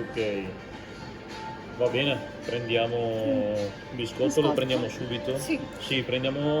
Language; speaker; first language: Italian; non-native, learner; Punjabi